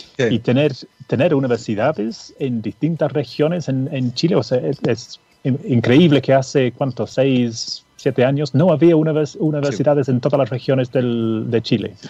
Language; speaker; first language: Spanish; non-native, fluent; English